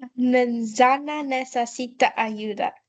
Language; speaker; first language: Spanish; non-native, learner; English